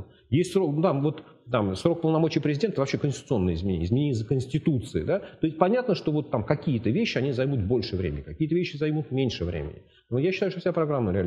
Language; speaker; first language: Russian; native; Russian